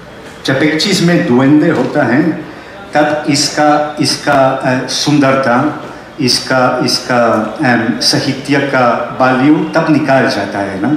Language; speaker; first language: Hindi; non-native, fluent; Spanish